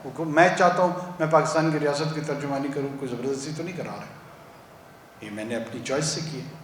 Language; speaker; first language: Urdu; non-native, local second language; Pashto